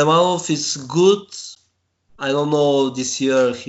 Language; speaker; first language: English; non-native, learner; Bulgarian